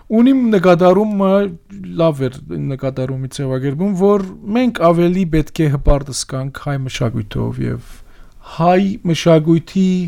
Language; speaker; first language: Armenian; early bilingual, heritage; Armenian